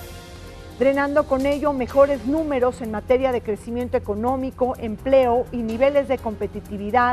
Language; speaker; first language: Spanish; native; Spanish